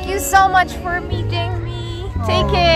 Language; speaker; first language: English; non-native, learner; Filipino